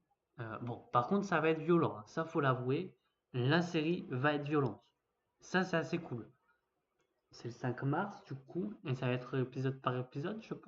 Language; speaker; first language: French; native; French